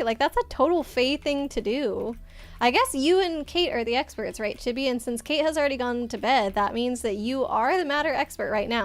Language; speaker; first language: English; native; English